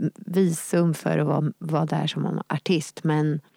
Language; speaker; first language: Swedish; native; Swedish